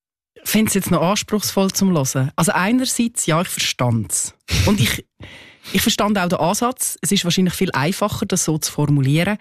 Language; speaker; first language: German; native; German